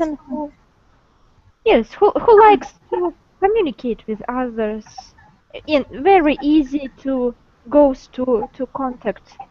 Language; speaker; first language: English; non-native, learner; Russian